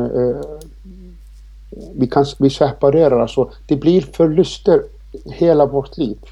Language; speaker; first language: Swedish; non-native, fluent; Icelandic